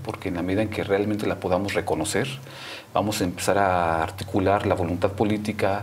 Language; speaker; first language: Spanish; native; Spanish